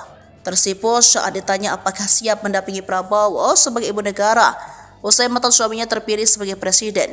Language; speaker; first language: Indonesian; native; Indonesian